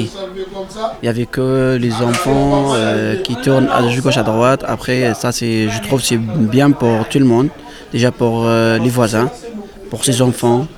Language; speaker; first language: French; non-native, learner; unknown